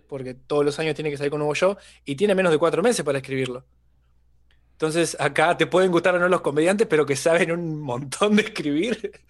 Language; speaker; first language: Spanish; native; Spanish